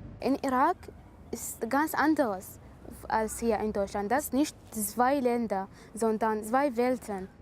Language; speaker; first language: German; non-native, learner; Arabic